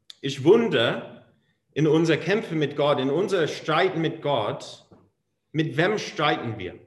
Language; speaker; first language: German; non-native, fluent; English